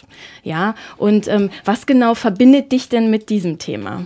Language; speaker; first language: German; native; German